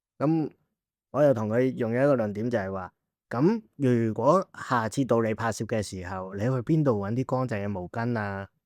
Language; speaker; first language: Cantonese; native; Cantonese